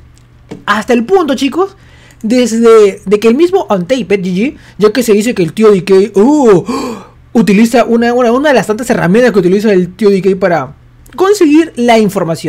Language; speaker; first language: Spanish; native; Spanish